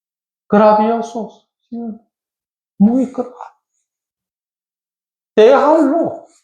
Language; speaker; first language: Spanish; non-native, learner; Korean